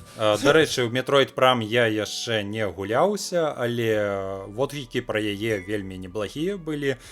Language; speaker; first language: Belarusian; non-native, local second language; Russian